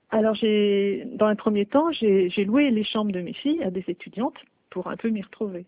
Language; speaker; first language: French; native; French